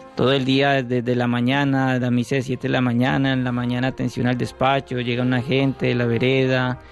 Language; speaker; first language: Spanish; native; Spanish